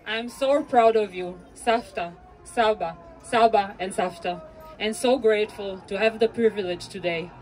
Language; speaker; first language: English; non-native, fluent; Hebrew